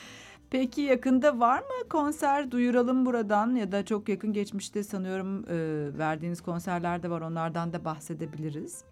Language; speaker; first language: Turkish; native; Turkish